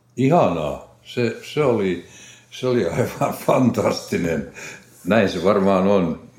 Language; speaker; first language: Finnish; non-native, local second language; Swedish